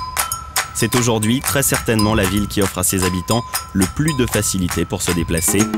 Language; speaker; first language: French; native; French